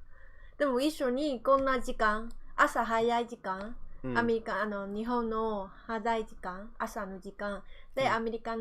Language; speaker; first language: Japanese; non-native, learner; Vietnamese